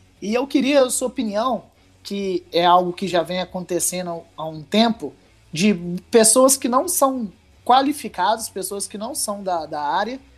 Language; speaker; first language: Portuguese; native; Portuguese